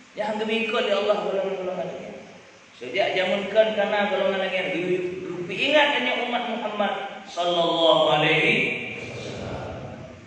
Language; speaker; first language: Malay; non-native, local second language; Achinese